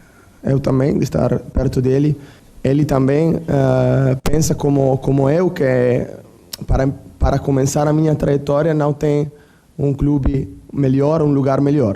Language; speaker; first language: Portuguese; non-native, fluent; Italian